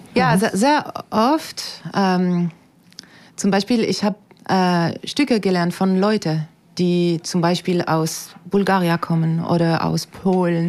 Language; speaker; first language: German; non-native, fluent; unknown